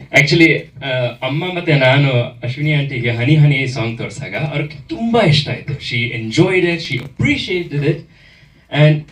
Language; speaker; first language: Kannada; early bilingual, other home language; German